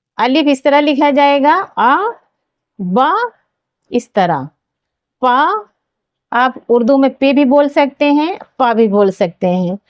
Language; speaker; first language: Hindi; native; Hindi